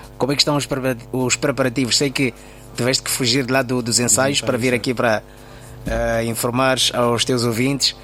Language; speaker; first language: Portuguese; native; Portuguese